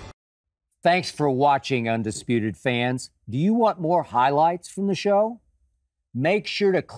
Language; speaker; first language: English; native; English